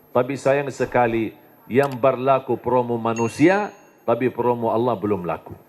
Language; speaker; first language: Indonesian; non-native, fluent; Arabic